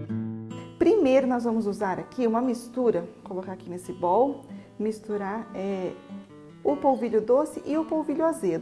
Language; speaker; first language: Portuguese; native; Portuguese